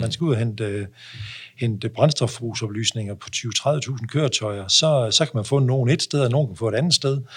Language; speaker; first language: Danish; native; Danish